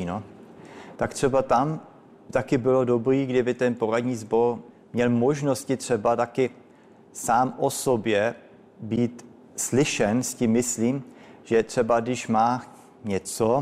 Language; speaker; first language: Czech; early bilingual, heritage; Czech